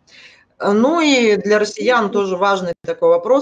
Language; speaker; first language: Russian; native; Russian